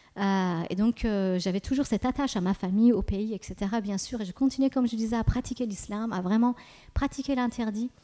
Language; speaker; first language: French; early bilingual, other home language; Persian